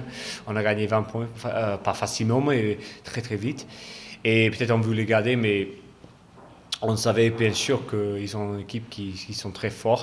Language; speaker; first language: French; non-native, fluent; English